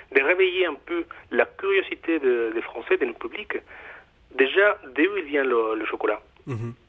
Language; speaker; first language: French; non-native, fluent; Spanish